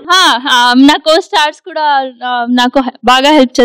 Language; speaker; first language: Telugu; non-native, local second language; Hindi